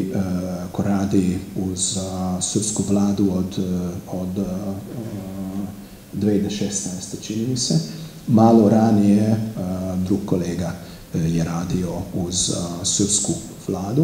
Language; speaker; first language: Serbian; non-native, fluent; Hungarian